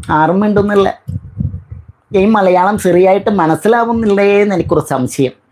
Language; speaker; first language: Malayalam; non-native, learner; Bangla